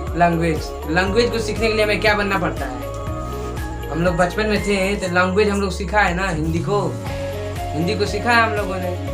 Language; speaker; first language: Hindi; native; Hindi